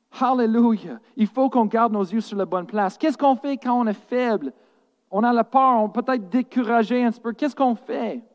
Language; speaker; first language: French; non-native, fluent; English